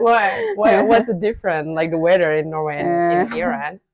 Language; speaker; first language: English; non-native, learner; Indonesian